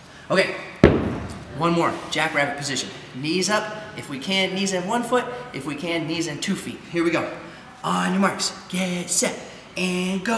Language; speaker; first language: English; native; English